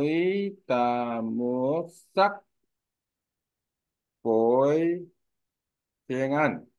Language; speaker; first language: Vietnamese; non-native, learner; Korean